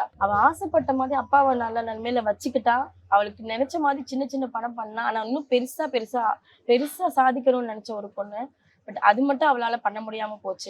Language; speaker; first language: Tamil; native; Tamil